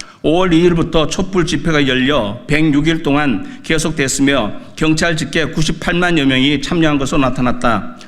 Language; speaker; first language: Korean; native; Korean